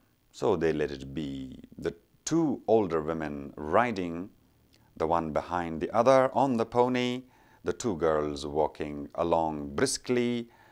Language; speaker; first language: English; non-native, local second language; Persian